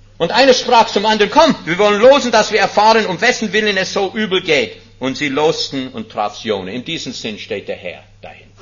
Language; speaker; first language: German; non-native, fluent; English